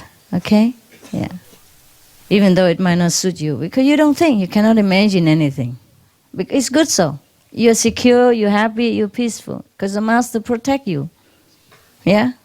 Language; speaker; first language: English; non-native, fluent; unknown